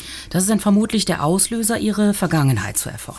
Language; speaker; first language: German; native; German